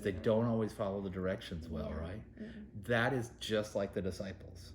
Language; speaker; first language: English; native; English